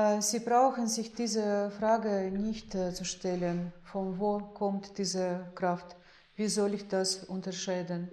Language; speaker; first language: German; non-native, fluent; Russian